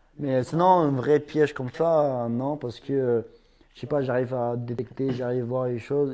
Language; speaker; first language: French; non-native, fluent; Ingush